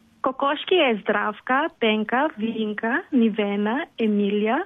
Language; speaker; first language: Bulgarian; non-native, learner; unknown